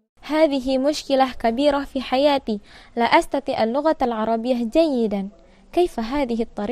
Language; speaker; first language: Arabic; non-native, learner; Indonesian